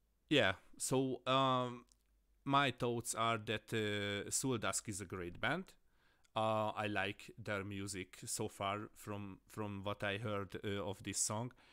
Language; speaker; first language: English; non-native, fluent; Hungarian